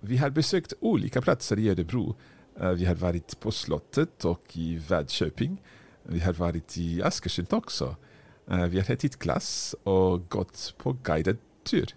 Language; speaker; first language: Swedish; non-native, learner; English